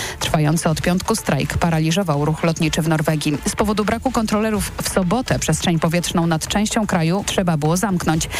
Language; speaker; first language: Polish; native; Polish